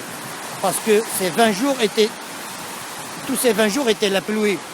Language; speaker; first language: French; non-native, local second language; Arabic